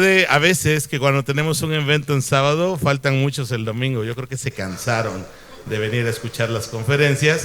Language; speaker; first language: Spanish; native; Spanish